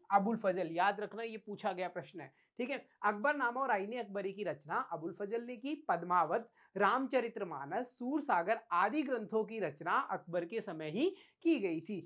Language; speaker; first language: Hindi; native; Hindi